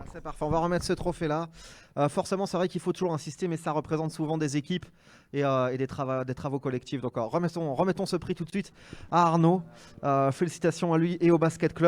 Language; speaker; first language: French; native; French